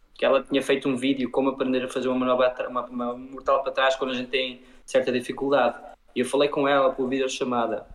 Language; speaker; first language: Portuguese; early bilingual, heritage; Portuguese